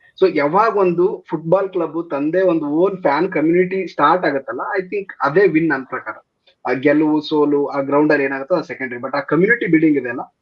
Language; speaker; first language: Kannada; native; Kannada